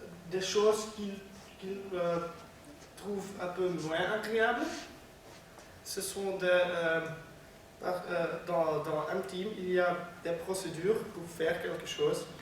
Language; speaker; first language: French; non-native, learner; Dutch